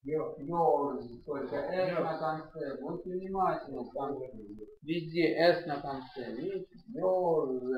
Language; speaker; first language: Russian; native; Russian